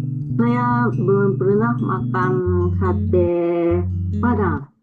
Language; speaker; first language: Indonesian; non-native, fluent; Japanese